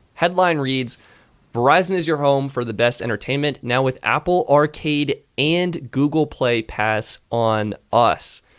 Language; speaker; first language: English; native; English